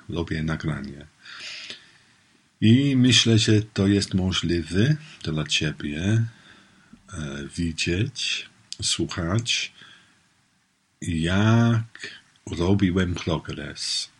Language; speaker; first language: Polish; non-native, learner; English